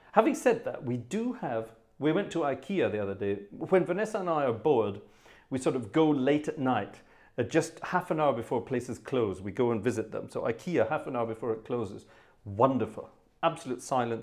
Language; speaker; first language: English; native; English